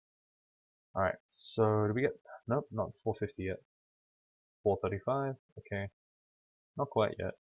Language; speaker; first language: English; native; English